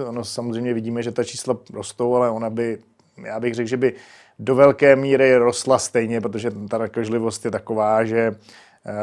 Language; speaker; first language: Czech; native; Czech